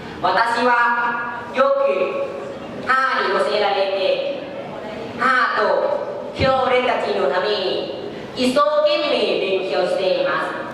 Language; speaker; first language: Japanese; non-native, learner; Lao